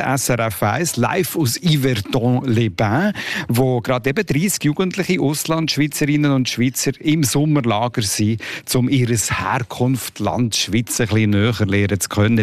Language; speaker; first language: German; native; German